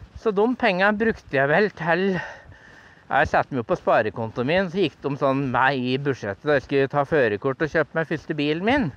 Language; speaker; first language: Norwegian; native; Norwegian